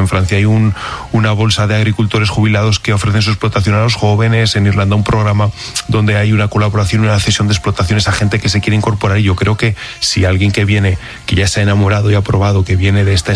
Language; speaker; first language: Spanish; native; Spanish